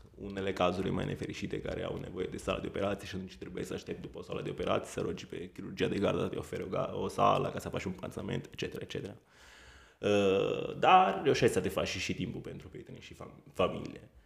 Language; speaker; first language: Romanian; non-native, fluent; Italian